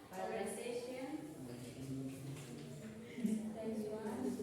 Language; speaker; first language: English; non-native, local second language; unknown